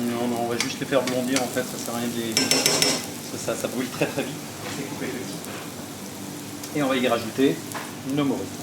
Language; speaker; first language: French; native; French